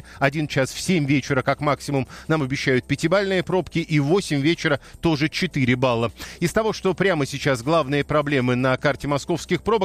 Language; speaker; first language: Russian; native; Russian